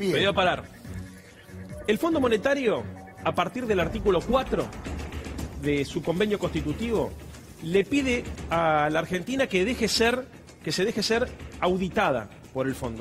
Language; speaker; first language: Spanish; native; Spanish